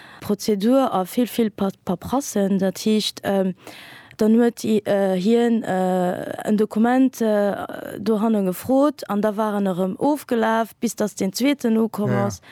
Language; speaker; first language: Luxembourgish; early bilingual, other home language; Kabuverdianu